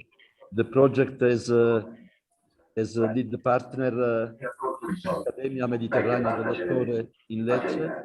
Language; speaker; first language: English; non-native, learner; Italian